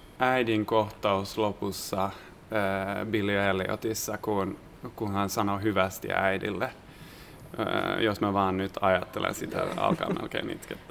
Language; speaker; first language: Finnish; non-native, fluent; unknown